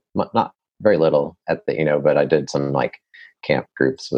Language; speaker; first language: English; native; English